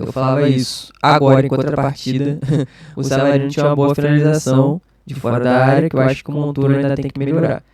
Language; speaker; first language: Portuguese; native; Portuguese